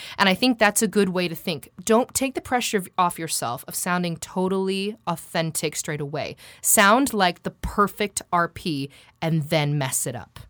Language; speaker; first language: English; native; English